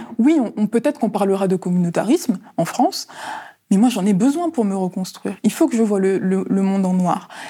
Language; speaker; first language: French; early bilingual, other home language; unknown